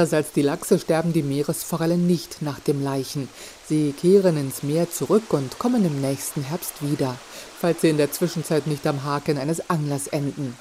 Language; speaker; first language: German; native; German